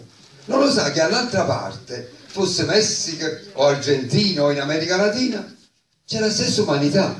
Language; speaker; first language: Italian; native; Italian